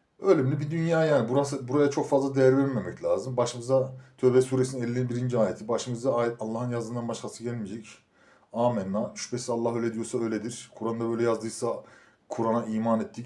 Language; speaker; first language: Turkish; native; Turkish